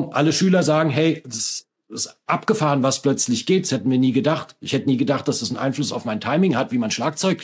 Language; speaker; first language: German; native; German